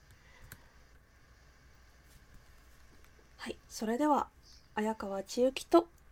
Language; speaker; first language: Japanese; native; Japanese